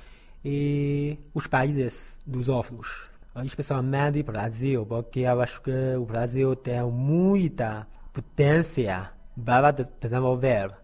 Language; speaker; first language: Portuguese; non-native, learner; Chinese